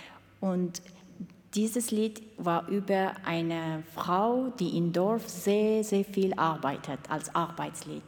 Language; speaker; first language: German; non-native, learner; Armenian